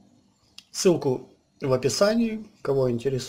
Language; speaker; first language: Russian; native; Russian